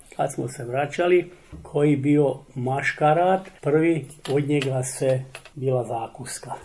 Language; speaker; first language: Serbian; non-native, local second language; Czech